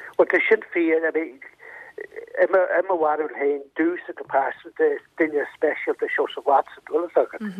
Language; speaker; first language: Irish; native; Irish